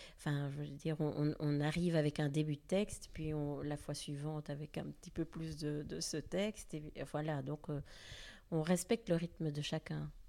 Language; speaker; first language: French; native; French